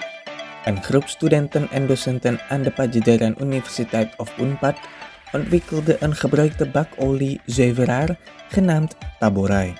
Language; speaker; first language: Dutch; non-native, fluent; Indonesian